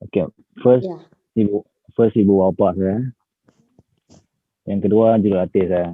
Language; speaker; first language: Malay; non-native, local second language; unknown